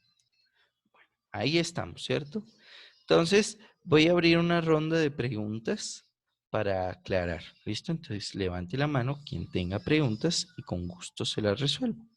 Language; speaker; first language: Spanish; native; Spanish